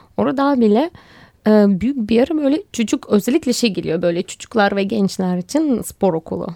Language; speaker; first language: Turkish; non-native, fluent; Russian